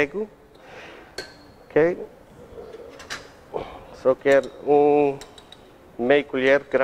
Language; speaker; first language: Portuguese; non-native, learner; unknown